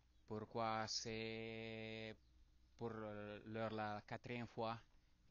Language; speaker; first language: French; non-native, learner; Italian